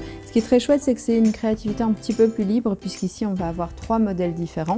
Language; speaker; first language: French; native; French